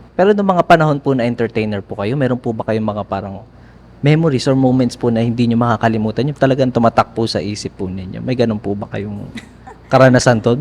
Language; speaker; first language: Filipino; native; Filipino